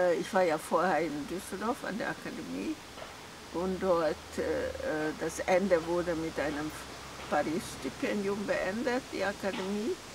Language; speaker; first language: German; non-native, fluent; Hungarian